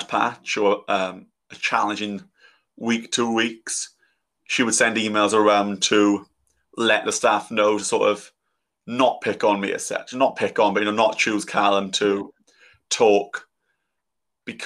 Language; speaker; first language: English; native; English